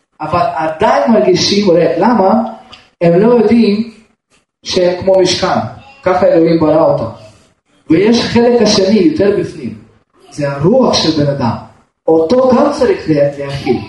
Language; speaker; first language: Hebrew; non-native, fluent; Russian